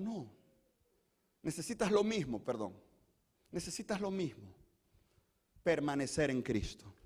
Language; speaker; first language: Spanish; native; Spanish